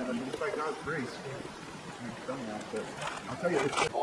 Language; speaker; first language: English; native; English